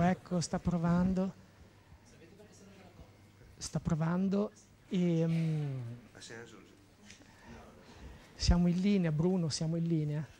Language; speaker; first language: Italian; native; Italian